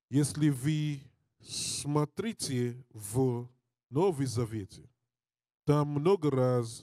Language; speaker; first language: Russian; non-native, learner; English